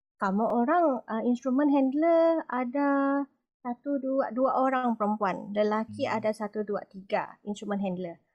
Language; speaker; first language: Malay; native; Malay